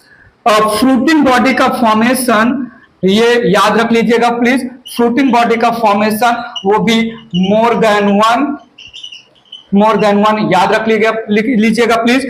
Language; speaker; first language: Hindi; native; Hindi